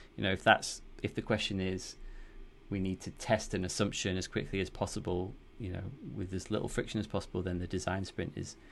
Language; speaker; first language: English; native; English